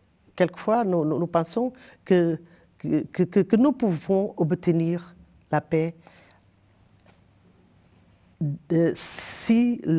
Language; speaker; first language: French; non-native, learner; Portuguese